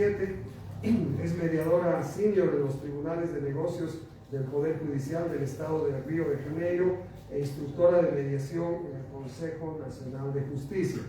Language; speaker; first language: Spanish; native; Spanish